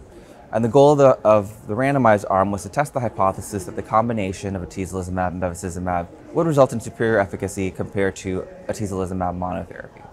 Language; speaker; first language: English; native; English